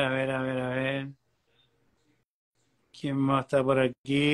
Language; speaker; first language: Spanish; native; Spanish